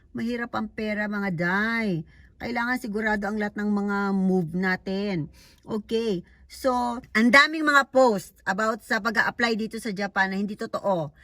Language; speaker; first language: Filipino; non-native, local second language; Cebuano